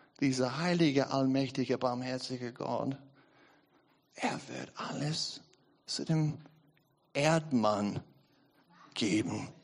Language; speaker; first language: German; non-native, learner; English